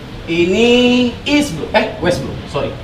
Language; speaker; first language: English; non-native, learner; Indonesian